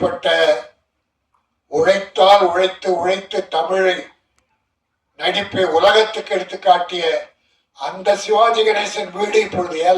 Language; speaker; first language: Tamil; native; Tamil